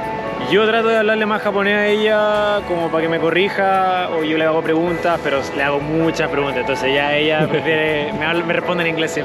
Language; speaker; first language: Spanish; native; Spanish